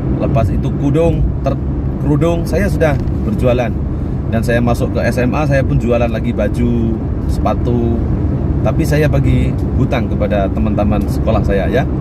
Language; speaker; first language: Indonesian; native; Indonesian